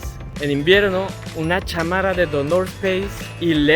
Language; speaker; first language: Spanish; non-native, learner; Korean